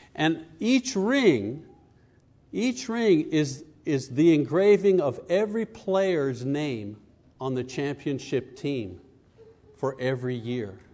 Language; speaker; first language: English; native; English